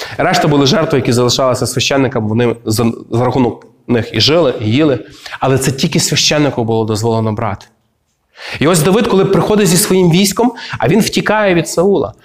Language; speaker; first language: Ukrainian; native; Ukrainian